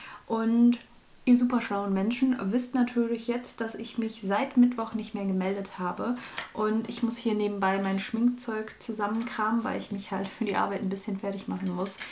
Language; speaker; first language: German; native; German